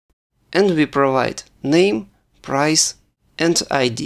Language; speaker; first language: English; non-native, fluent; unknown